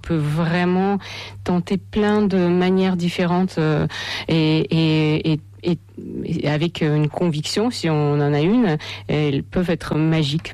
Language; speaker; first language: French; non-native, fluent; Russian